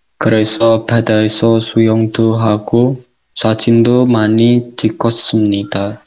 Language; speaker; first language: Korean; non-native, learner; Indonesian